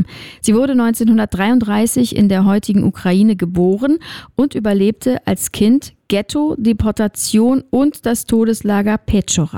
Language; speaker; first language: German; native; German